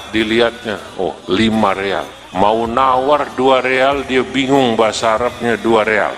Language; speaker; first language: Indonesian; native; Indonesian